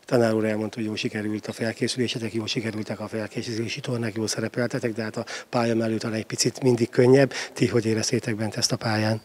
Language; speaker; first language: Hungarian; native; Hungarian